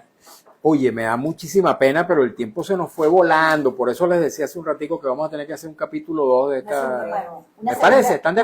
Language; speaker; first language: Spanish; native; Spanish